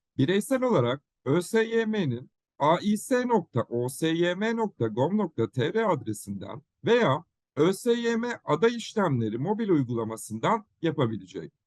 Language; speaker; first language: Turkish; native; Turkish